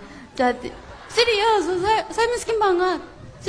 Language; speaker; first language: Indonesian; non-native, fluent; Korean